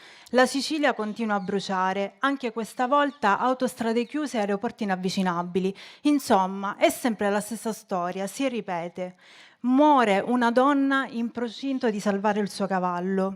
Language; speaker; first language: Italian; native; Italian